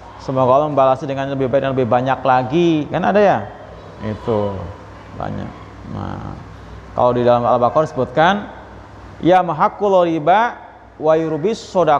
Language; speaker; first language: Indonesian; native; Indonesian